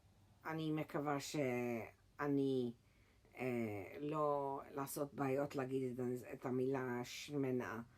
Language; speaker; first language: Hebrew; early bilingual, heritage; English